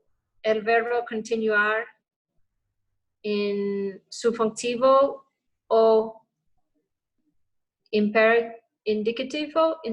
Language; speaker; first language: Spanish; non-native, learner; English